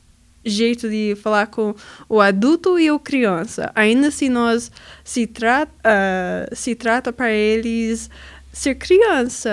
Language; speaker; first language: Portuguese; non-native, learner; English